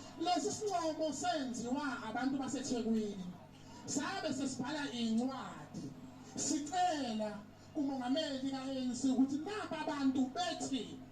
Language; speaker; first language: Zulu; native; Zulu